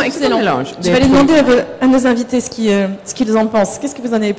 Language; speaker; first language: French; native; French